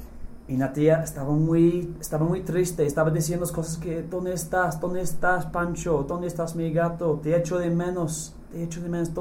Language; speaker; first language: Spanish; non-native, fluent; English